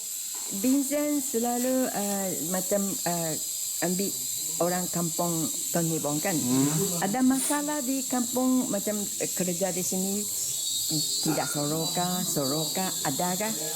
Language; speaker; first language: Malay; non-native, fluent; Japanese